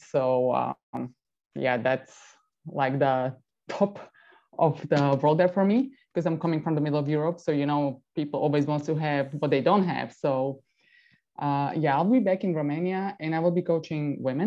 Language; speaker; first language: English; non-native, fluent; Slovak